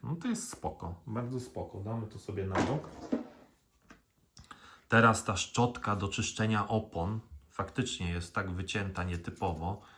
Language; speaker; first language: Polish; native; Polish